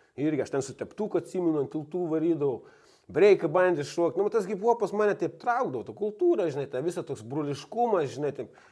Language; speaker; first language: Lithuanian; native; Lithuanian